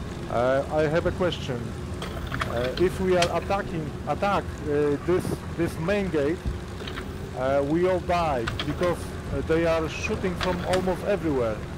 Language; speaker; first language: English; non-native, learner; Polish